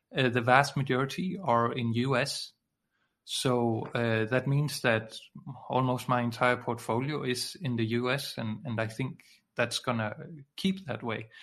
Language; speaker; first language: English; non-native, fluent; Danish